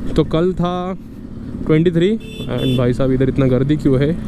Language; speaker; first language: Hindi; non-native, local second language; Odia